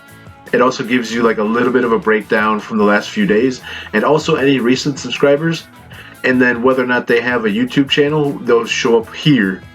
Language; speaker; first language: English; native; English